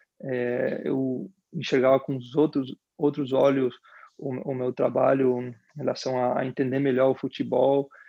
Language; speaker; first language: Portuguese; non-native, fluent; Spanish